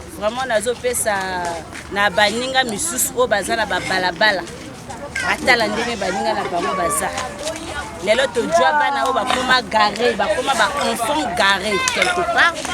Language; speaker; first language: Lingala; native; Lingala